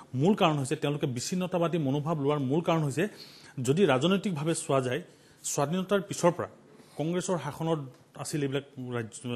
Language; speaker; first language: Assamese; non-native, local second language; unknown